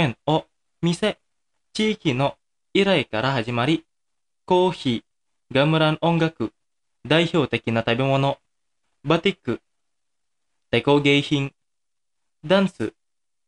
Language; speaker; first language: Japanese; non-native, fluent; Indonesian